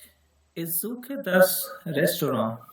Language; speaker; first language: German; non-native, learner; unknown